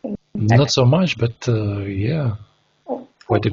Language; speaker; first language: English; non-native, learner; Russian